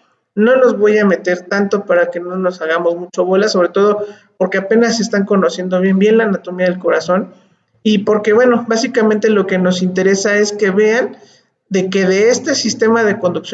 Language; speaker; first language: Spanish; native; Spanish